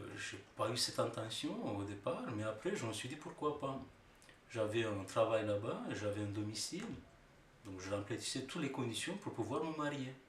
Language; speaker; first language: French; non-native, fluent; Romanian